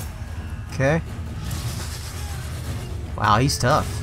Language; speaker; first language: English; native; English